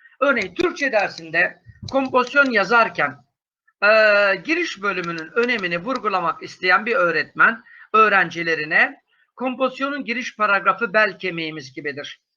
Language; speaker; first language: Turkish; native; Turkish